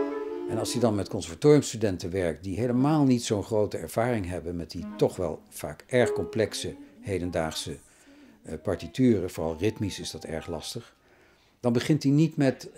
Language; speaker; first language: Dutch; native; Dutch